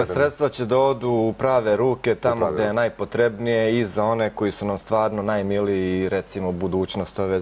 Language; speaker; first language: Croatian; native; Croatian